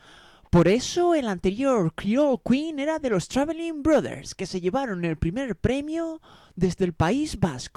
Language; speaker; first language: Spanish; native; Spanish